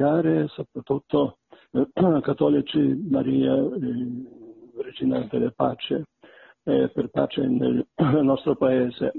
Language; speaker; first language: Italian; non-native, fluent; Belarusian